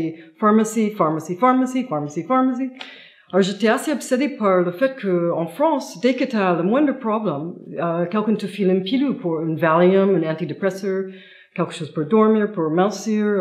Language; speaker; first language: French; non-native, fluent; English